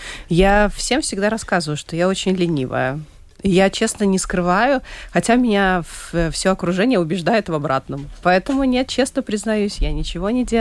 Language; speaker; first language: Russian; native; Russian